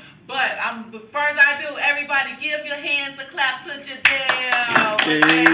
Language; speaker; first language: English; native; English